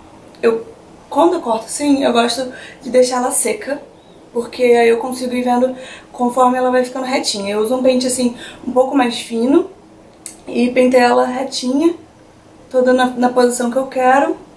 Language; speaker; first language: Portuguese; native; Portuguese